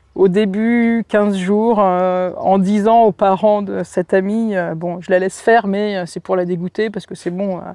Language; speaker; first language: French; native; French